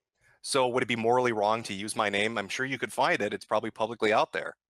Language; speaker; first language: English; native; English